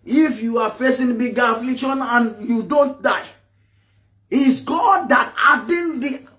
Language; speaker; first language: English; non-native, local second language; Yoruba